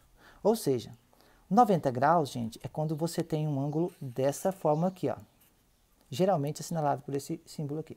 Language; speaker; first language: Portuguese; native; Portuguese